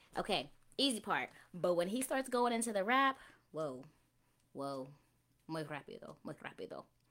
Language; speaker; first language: Spanish; non-native, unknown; English